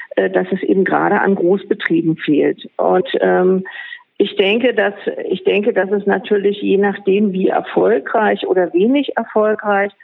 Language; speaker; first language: German; native; German